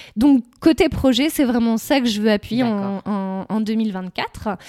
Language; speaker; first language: French; native; French